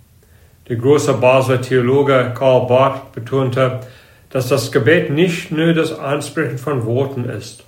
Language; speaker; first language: German; non-native, fluent; English